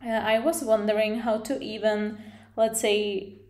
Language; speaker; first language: English; non-native, fluent; Czech